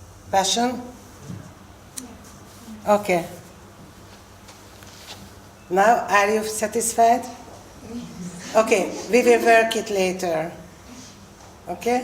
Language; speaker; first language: English; non-native, fluent; Hungarian